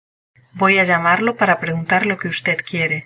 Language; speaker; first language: Spanish; non-native, learner; English